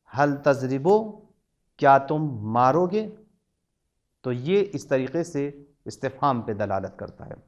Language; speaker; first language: Urdu; native; Urdu